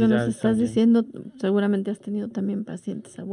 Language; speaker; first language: Spanish; native; Spanish